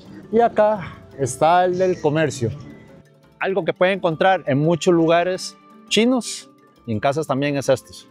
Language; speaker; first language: Spanish; early bilingual, other home language; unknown